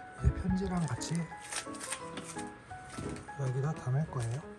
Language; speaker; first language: Korean; native; Korean